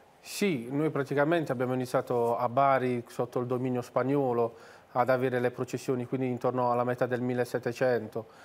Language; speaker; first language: Italian; native; Italian